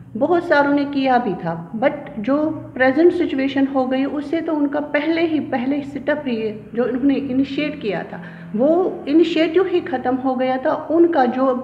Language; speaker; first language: Hindi; native; Hindi